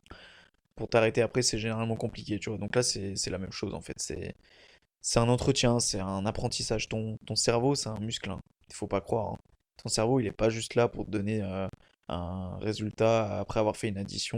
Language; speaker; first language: French; native; French